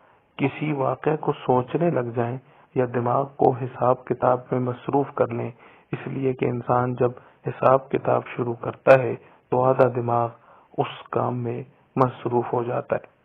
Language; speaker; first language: Urdu; native; Urdu